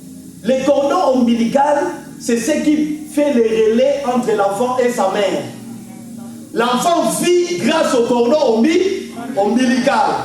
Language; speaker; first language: French; non-native, local second language; Lingala